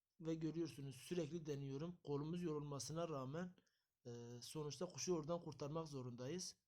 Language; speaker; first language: Turkish; native; Turkish